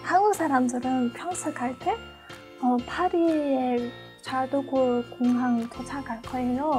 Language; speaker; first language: Korean; non-native, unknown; French